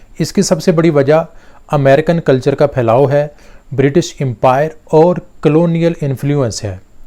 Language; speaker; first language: Urdu; native; Urdu